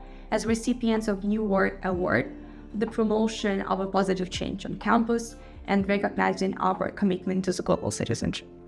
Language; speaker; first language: English; non-native, fluent; Ukrainian